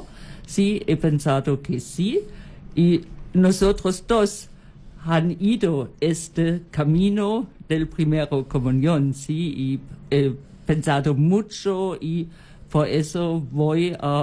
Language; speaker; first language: Spanish; non-native, learner; German